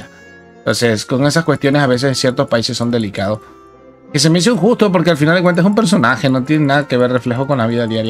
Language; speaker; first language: Spanish; native; Spanish